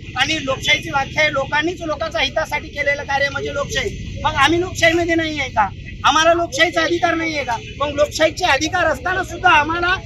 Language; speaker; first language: Marathi; non-native, local second language; Lambadi